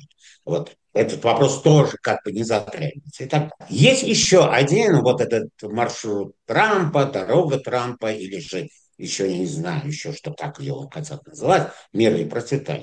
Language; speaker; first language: Russian; non-native, fluent; Azerbaijani